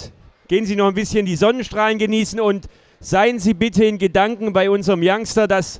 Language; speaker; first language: German; native; German